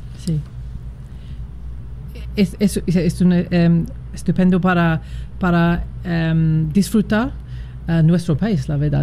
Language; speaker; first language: Spanish; non-native, learner; English